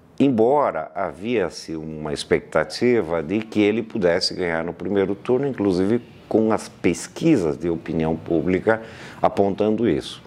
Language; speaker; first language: Portuguese; native; Portuguese